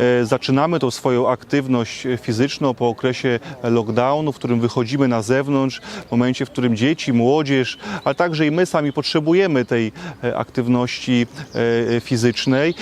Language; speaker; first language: Polish; native; Polish